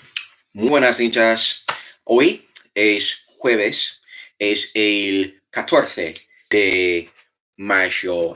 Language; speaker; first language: Spanish; non-native, fluent; English